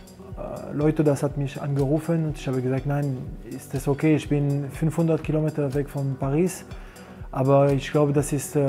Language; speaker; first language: German; non-native, learner; French